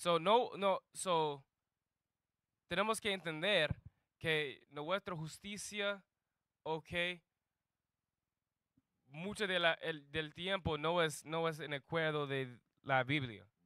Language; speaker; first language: Spanish; non-native, learner; English